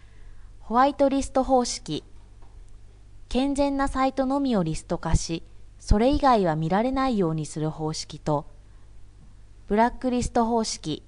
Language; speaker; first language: Japanese; native; Japanese